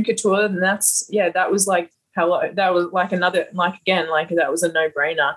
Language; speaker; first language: English; native; English